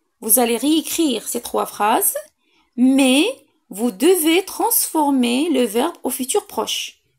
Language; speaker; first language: French; non-native, local second language; Arabic